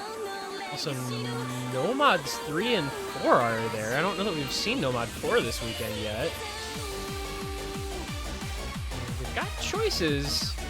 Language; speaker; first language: English; native; English